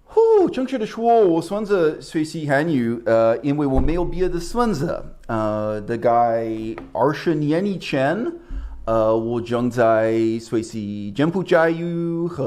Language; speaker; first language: Chinese; non-native, learner; English